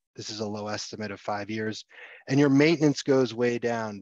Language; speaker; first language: English; native; English